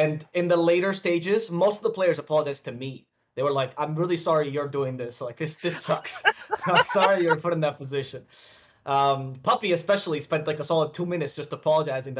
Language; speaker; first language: English; non-native, fluent; Spanish